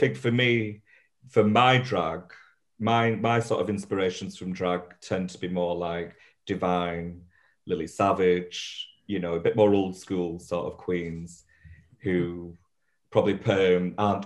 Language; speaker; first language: English; native; English